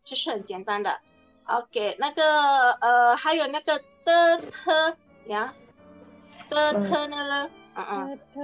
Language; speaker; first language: Chinese; non-native, fluent; Indonesian